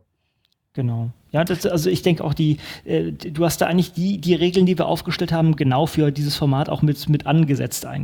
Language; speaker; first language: German; native; German